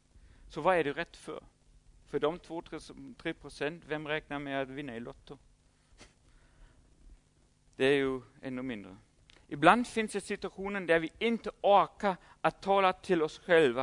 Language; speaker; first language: Swedish; non-native, fluent; German